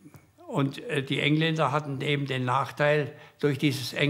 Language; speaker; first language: German; native; German